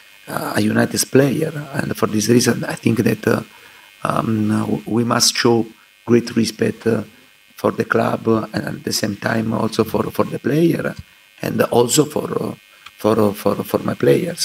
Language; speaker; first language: English; non-native, learner; Italian